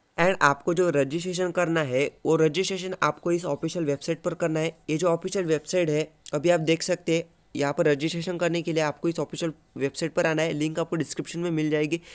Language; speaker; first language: Hindi; non-native, local second language; Marathi